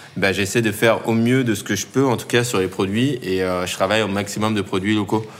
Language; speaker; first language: French; native; French